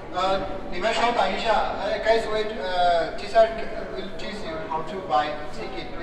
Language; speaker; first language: English; non-native, learner; Bangla